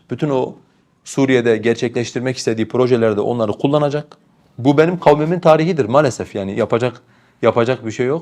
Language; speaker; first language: Turkish; non-native, local second language; Kurdish